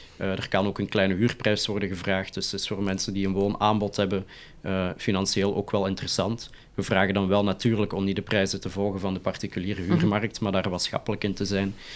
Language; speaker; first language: Dutch; native; Dutch